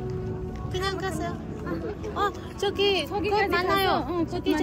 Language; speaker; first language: Korean; non-native, learner; Nepali